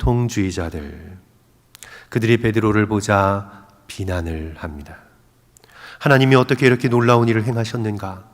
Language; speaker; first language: Korean; native; Korean